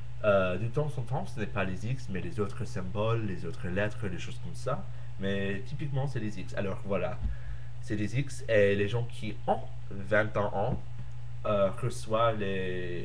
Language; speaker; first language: French; non-native, learner; English